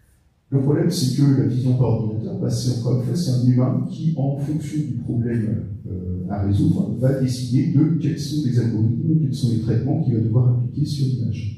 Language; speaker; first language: French; native; French